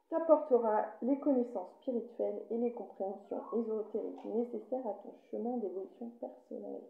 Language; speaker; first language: French; native; French